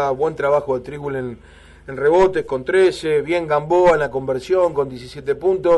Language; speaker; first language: Spanish; native; Spanish